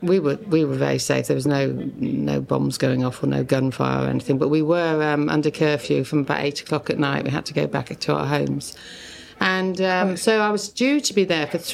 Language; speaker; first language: English; native; English